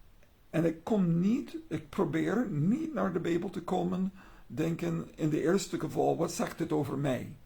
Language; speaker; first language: Dutch; non-native, learner; English